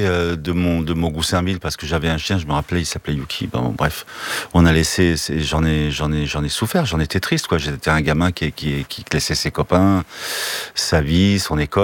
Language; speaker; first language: French; early bilingual, other home language; Armenian